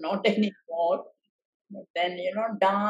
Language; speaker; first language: English; non-native, local second language; Tamil